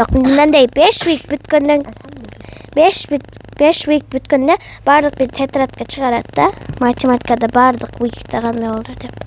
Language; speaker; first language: Kyrgyz; early bilingual, heritage; Kyrgyz